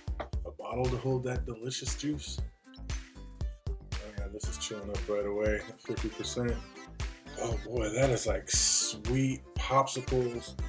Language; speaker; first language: English; native; English